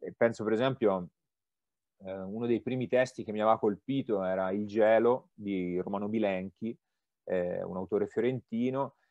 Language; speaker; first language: Italian; native; Italian